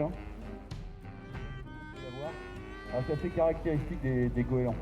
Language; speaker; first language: French; native; French